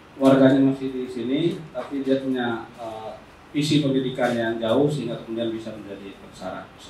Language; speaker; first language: Indonesian; non-native, local second language; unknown